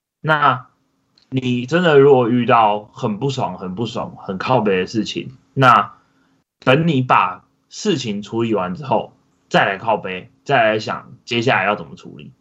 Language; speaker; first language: Chinese; native; Chinese